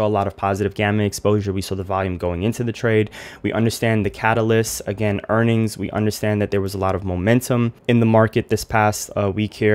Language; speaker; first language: English; native; English